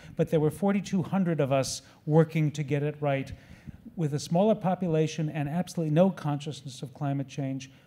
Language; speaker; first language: English; native; English